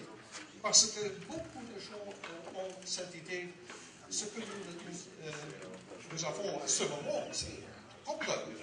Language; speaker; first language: French; non-native, learner; Dutch